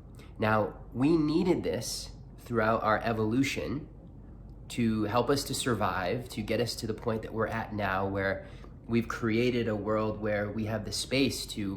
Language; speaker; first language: English; native; English